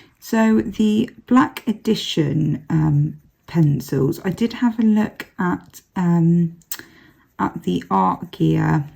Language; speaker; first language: English; native; English